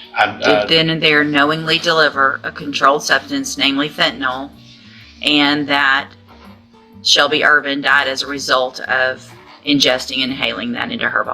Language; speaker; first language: English; native; English